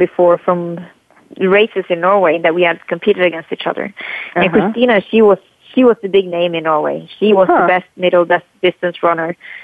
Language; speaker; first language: English; non-native, fluent; Norwegian